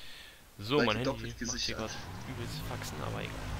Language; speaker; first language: German; native; German